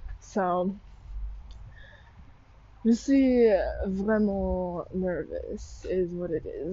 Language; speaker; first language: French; non-native, learner; English